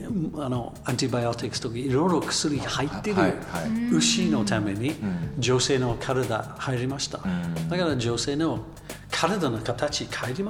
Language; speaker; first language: Japanese; non-native, learner; English